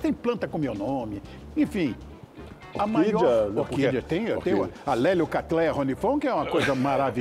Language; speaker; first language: Portuguese; native; Portuguese